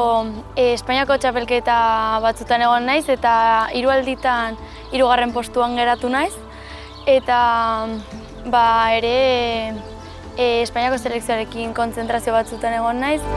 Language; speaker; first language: Basque; non-native, local second language; Spanish